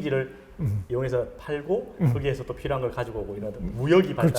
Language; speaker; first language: Korean; native; Korean